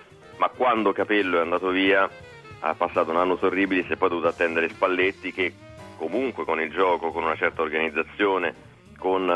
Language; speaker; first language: Italian; native; Italian